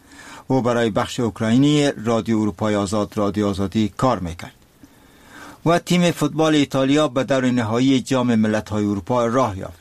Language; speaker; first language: Persian; native; Persian